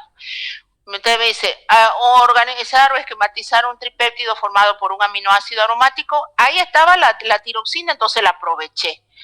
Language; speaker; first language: Spanish; native; Spanish